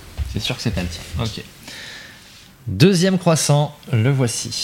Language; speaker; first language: French; native; French